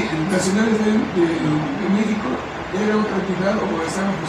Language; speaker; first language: Spanish; non-native, fluent; English